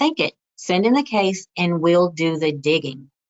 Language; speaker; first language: English; native; English